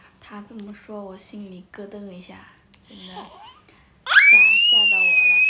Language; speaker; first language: Chinese; non-native, fluent; Lao